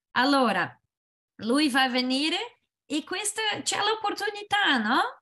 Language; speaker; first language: Italian; non-native, learner; Portuguese